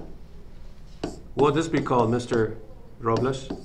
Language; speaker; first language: English; native; English